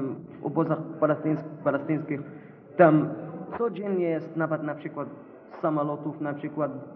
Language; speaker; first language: Polish; non-native, local second language; Arabic